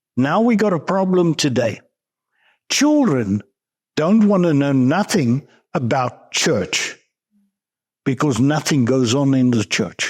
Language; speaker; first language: English; non-native, local second language; Afrikaans